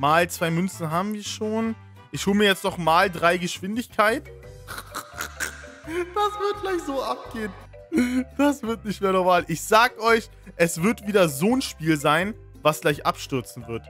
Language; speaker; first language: German; native; German